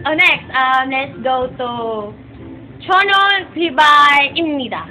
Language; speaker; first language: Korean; non-native, learner; Filipino